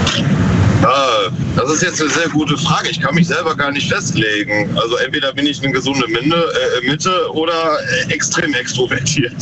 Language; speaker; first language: German; native; German